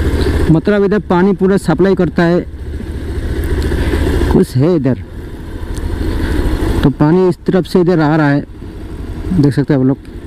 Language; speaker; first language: Hindi; non-native, local second language; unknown